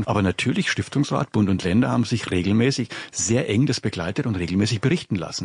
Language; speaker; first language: German; native; German